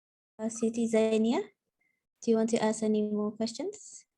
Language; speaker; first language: English; non-native, fluent; Indonesian